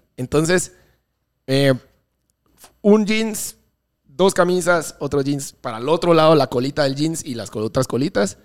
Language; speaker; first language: Spanish; non-native, fluent; Dutch